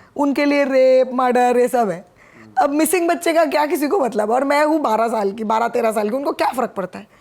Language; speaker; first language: Hindi; non-native, local second language; Bangla